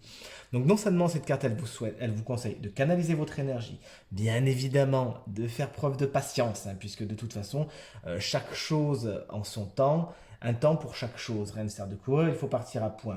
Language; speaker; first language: French; native; French